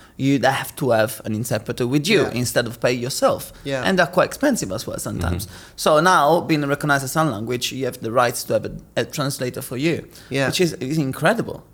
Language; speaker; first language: English; non-native, fluent; Italian